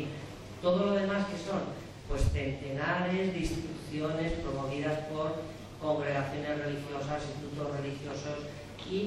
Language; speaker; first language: Spanish; native; Spanish